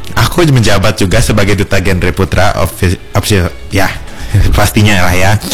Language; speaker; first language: Indonesian; native; Indonesian